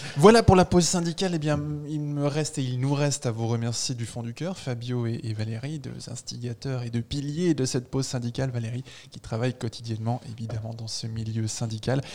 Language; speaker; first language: French; native; French